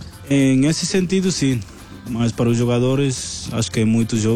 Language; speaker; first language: Portuguese; non-native, fluent; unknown